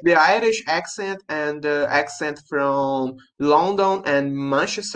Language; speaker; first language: English; non-native, learner; Portuguese